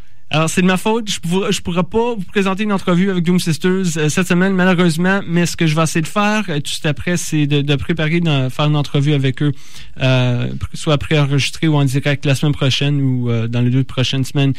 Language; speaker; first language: French; native; French